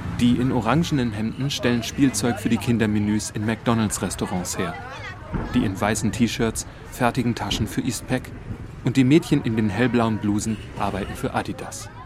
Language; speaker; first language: German; native; German